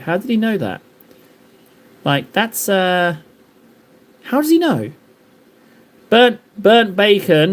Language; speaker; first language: English; native; English